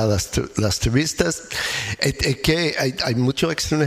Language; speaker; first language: Spanish; non-native, learner; English